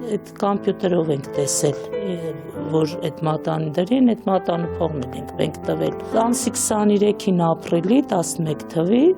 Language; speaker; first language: Armenian; native; Armenian